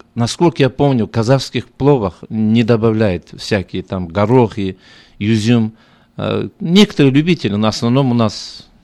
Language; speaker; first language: Russian; non-native, local second language; Kazakh